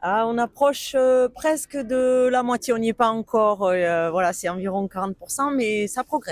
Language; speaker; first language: French; native; French